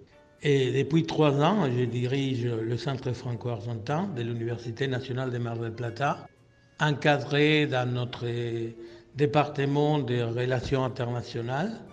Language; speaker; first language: French; non-native, fluent; Spanish